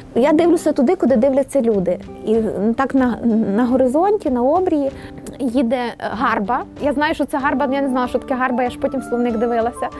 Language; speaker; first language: Ukrainian; native; Ukrainian